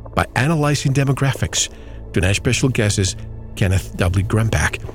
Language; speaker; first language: English; native; English